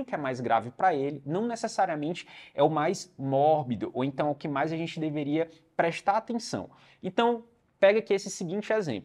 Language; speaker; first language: Portuguese; native; Portuguese